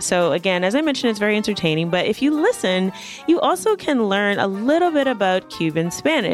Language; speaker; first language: English; native; English